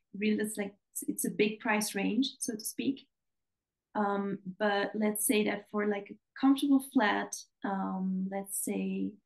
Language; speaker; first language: English; non-native, fluent; Dutch